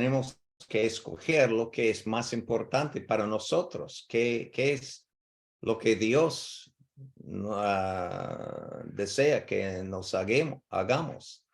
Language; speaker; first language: Spanish; non-native, learner; English